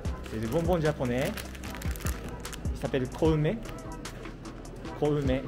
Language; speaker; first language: French; non-native, learner; Japanese